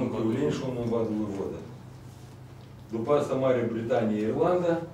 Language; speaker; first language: Romanian; non-native, local second language; Russian